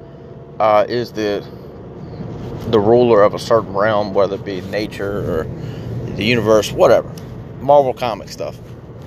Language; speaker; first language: English; native; English